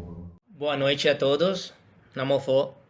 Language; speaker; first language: Portuguese; non-native, fluent; Spanish